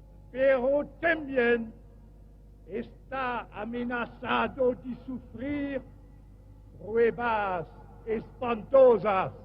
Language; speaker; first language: Spanish; non-native, fluent; French